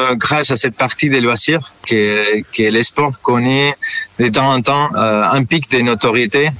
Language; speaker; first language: French; non-native, fluent; Spanish